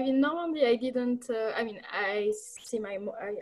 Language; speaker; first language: English; non-native, learner; French